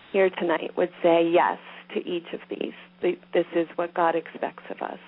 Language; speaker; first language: English; native; English